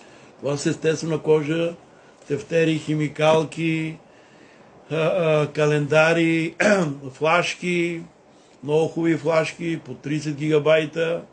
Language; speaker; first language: Bulgarian; non-native, local second language; Romany